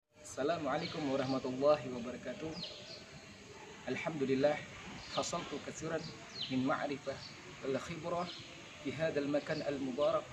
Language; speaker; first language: Arabic; non-native, fluent; Indonesian